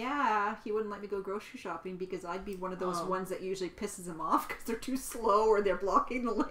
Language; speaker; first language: English; native; English